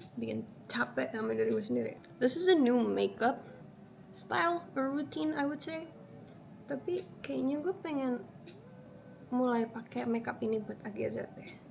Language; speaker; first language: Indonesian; early bilingual, other home language; Spanish